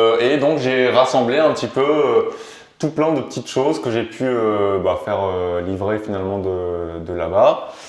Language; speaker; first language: French; early bilingual, other home language; Romanian